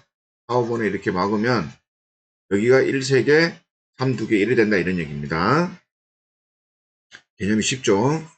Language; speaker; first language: Korean; native; Korean